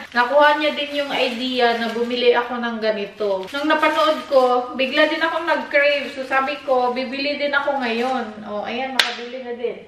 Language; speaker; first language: Filipino; non-native, local second language; Cebuano